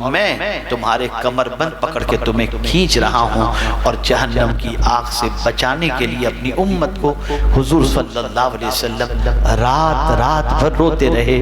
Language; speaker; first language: Urdu; native; Urdu